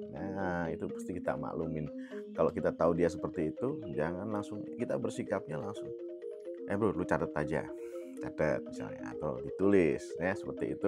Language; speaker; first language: Indonesian; native; Indonesian